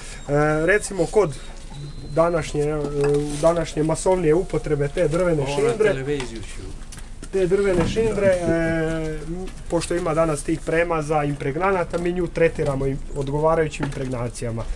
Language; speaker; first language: Croatian; native; Croatian